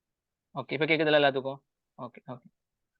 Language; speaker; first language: Tamil; native; Tamil